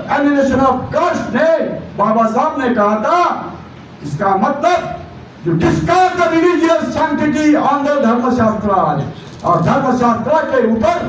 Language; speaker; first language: Hindi; non-native, local second language; Marathi